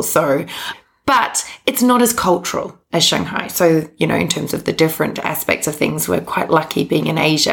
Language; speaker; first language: English; native; English